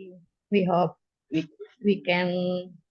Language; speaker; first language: English; non-native, learner; Indonesian